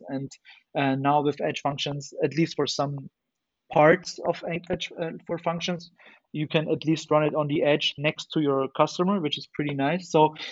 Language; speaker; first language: English; non-native, fluent; German